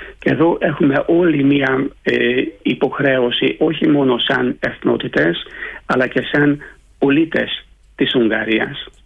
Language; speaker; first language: Greek; early bilingual, heritage; Greek